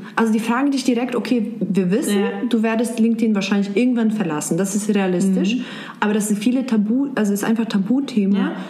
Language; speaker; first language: German; non-native, fluent; Serbian